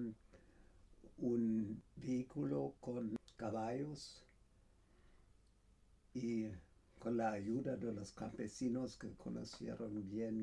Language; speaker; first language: Spanish; non-native, fluent; German